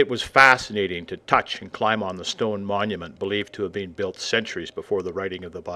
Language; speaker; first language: English; native; English